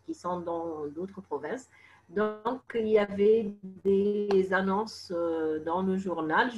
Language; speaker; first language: French; non-native, fluent; Arabic